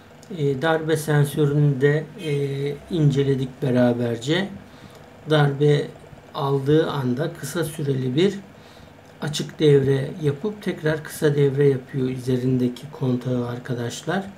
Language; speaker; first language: Turkish; native; Turkish